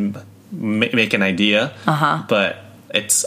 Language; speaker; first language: English; early bilingual, other home language; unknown